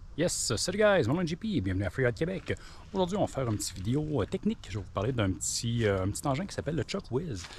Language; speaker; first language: French; native; French